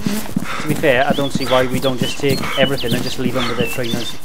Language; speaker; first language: English; native; English